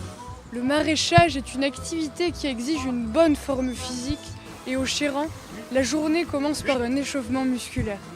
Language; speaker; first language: French; native; French